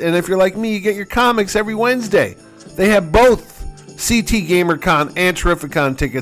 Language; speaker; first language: English; native; English